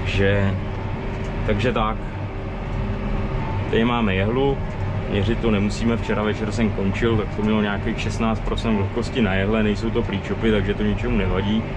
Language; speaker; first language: Czech; native; Czech